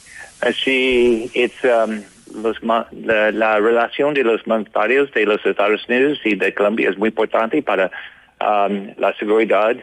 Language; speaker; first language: Spanish; non-native, learner; English